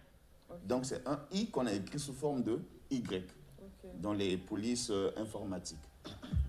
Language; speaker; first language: French; non-native, local second language; Lingala